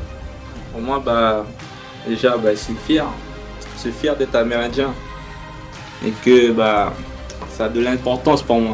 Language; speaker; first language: French; non-native, local second language; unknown